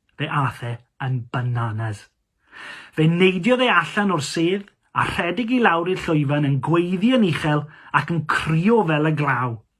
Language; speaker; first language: Welsh; non-native, local second language; English